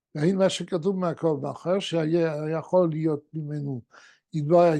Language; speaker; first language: Hebrew; non-native, fluent; French